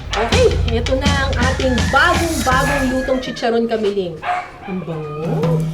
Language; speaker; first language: Filipino; native; Filipino